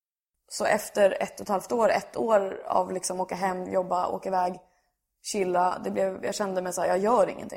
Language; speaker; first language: Swedish; native; Swedish